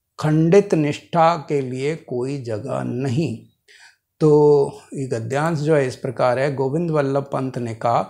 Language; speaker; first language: Hindi; native; Hindi